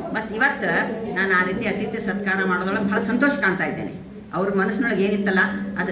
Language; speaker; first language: Kannada; native; Kannada